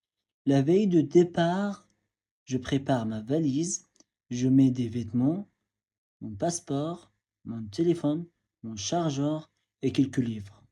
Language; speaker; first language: French; non-native, fluent; Arabic